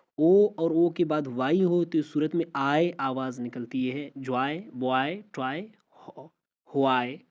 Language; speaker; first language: Urdu; non-native, local second language; Baluchi